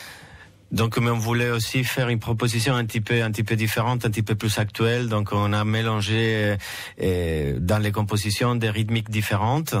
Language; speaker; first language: French; non-native, fluent; Catalan